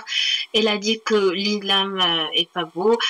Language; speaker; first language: French; non-native, learner; Arabic